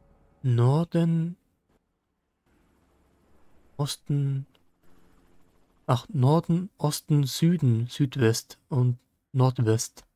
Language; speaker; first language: German; native; German